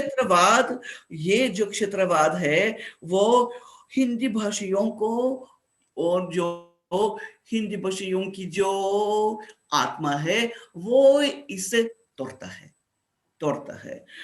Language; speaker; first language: Hindi; non-native, fluent; Russian